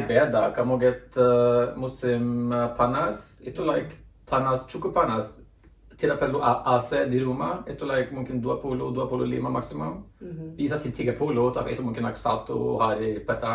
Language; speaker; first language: Indonesian; non-native, fluent; Norwegian